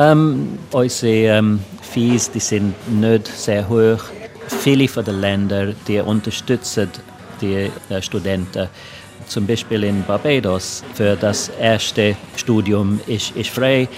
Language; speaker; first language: German; non-native, local second language; English